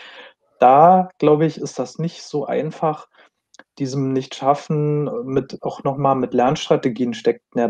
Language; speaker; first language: German; native; German